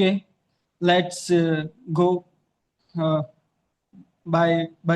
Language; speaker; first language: English; non-native, learner; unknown